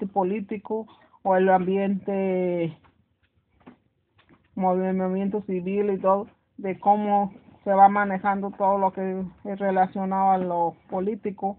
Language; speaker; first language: Spanish; native; Spanish